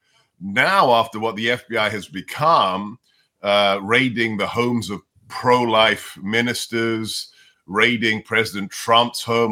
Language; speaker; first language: English; non-native, local second language; Hungarian